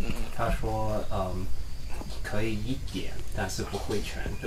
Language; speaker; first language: Chinese; non-native, learner; English